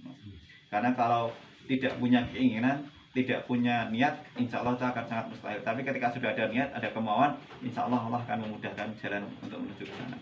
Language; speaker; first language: Indonesian; native; Indonesian